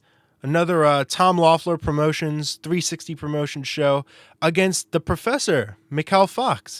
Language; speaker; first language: English; native; English